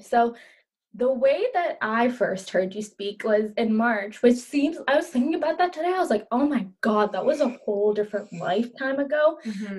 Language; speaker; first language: English; early bilingual, other home language; Urdu